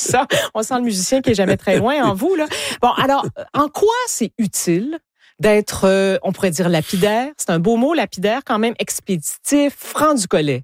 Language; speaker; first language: French; native; French